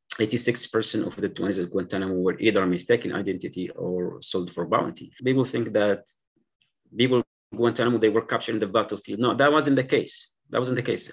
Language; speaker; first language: English; non-native, fluent; Arabic